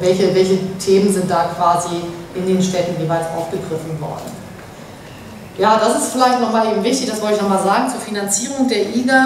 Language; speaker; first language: German; native; German